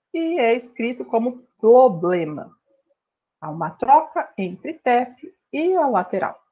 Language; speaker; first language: Portuguese; native; Portuguese